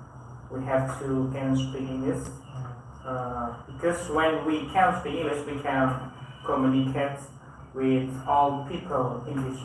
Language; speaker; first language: English; non-native, learner; Indonesian